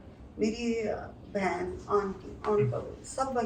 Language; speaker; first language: Hindi; non-native, fluent; Ukrainian